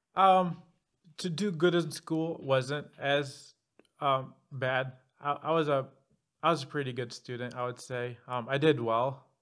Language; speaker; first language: English; non-native, fluent; Arabic